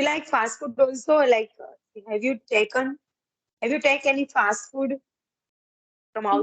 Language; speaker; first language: English; non-native, learner; Gujarati